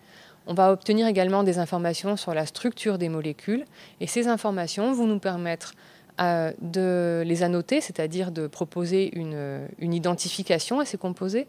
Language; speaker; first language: French; native; French